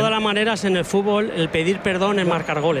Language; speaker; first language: Spanish; native; Spanish